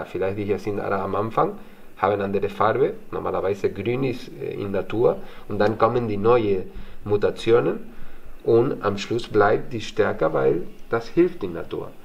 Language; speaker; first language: German; non-native, fluent; Spanish